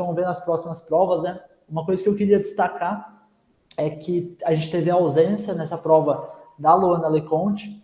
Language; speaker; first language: Portuguese; native; Portuguese